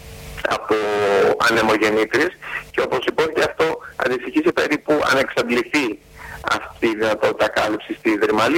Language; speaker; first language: Greek; native; Greek